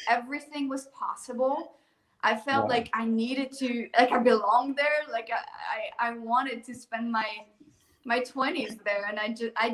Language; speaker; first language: English; non-native, fluent; French